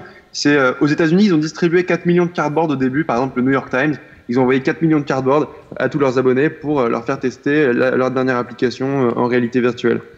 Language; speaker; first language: French; native; French